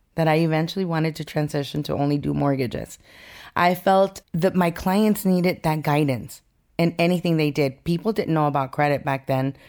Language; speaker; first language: English; early bilingual, other home language; Spanish